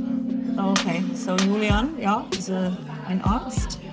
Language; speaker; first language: German; non-native, learner; English